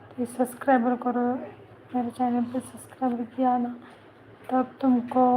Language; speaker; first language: Hindi; non-native, local second language; Marathi